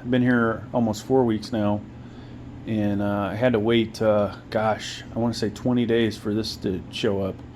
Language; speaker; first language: English; native; English